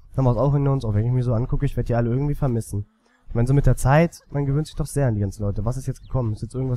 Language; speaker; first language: German; native; German